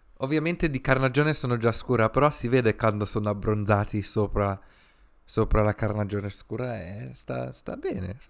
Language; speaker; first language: Italian; early bilingual, other home language; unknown